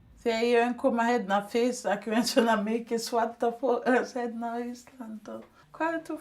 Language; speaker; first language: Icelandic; non-native, learner; English